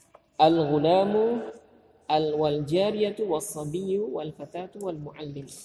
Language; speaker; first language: Arabic; non-native, fluent; Indonesian